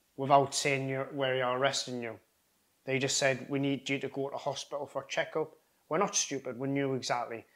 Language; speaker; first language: English; native; English